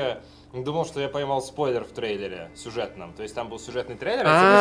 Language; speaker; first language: Russian; native; Russian